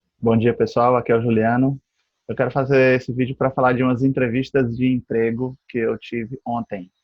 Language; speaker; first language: Portuguese; native; Portuguese